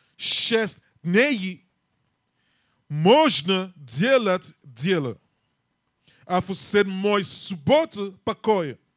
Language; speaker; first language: Russian; non-native, learner; English